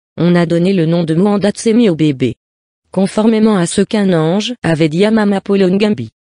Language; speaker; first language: French; non-native, local second language; Lingala